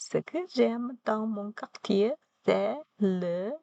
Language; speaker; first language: French; non-native, learner; Chinese